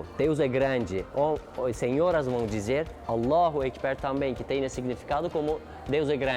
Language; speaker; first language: Portuguese; non-native, learner; Turkish